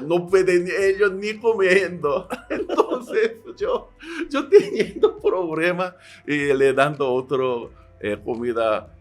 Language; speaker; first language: Spanish; non-native, learner; Korean